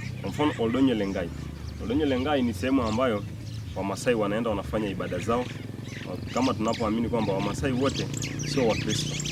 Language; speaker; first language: Swahili; non-native, local second language; Masai